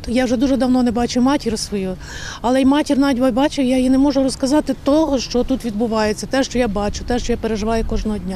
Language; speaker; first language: Ukrainian; native; Ukrainian